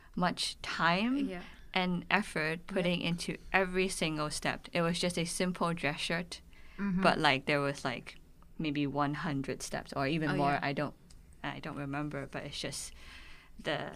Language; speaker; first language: English; non-native, local second language; Cantonese